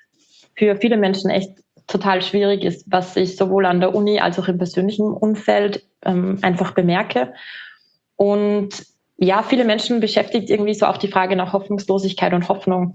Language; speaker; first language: German; native; German